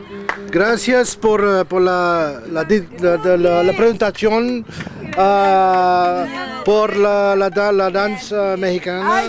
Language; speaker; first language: Spanish; non-native, learner; French